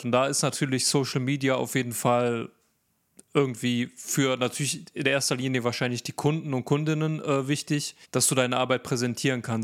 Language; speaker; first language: German; native; German